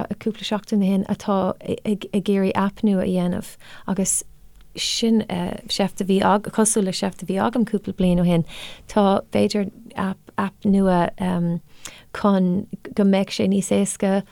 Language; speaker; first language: Irish; non-native, local second language; English